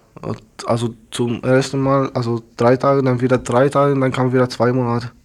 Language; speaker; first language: German; non-native, learner; Arabic